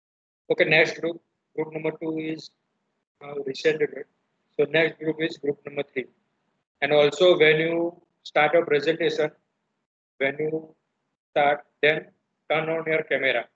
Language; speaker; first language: English; non-native, local second language; Gujarati